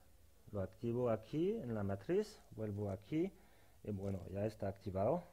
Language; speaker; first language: Spanish; non-native, fluent; French